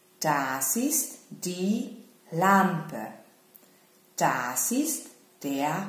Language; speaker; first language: German; non-native, fluent; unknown